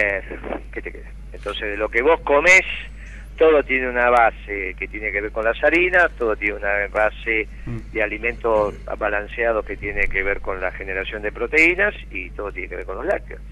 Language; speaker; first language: Spanish; native; Spanish